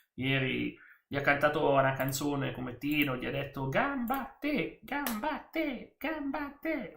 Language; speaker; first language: Italian; native; Italian